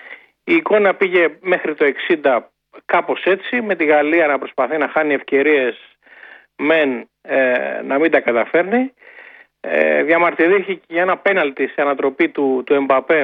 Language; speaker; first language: Greek; native; Greek